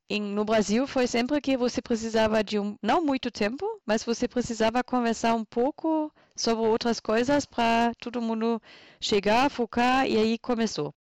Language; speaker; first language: Portuguese; non-native, fluent; German